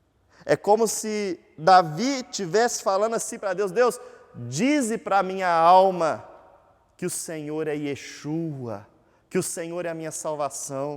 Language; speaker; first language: Portuguese; native; Portuguese